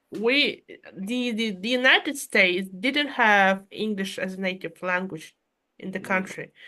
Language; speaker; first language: English; non-native, fluent; Russian